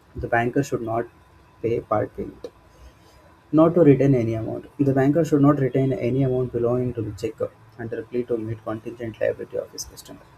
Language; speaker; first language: English; non-native, local second language; Kannada